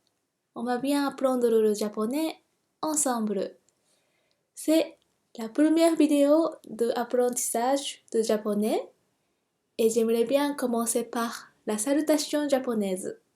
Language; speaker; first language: French; non-native, fluent; Japanese